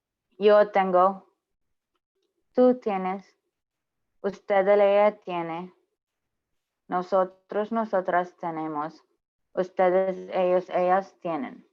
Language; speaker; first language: Spanish; non-native, learner; English